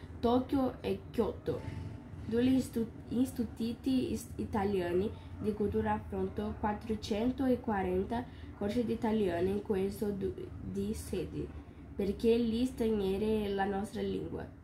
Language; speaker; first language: Italian; non-native, learner; Portuguese